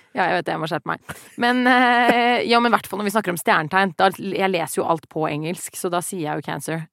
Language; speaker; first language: Norwegian; native; Norwegian